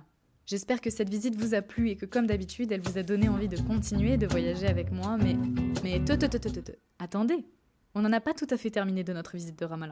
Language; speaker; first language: French; native; French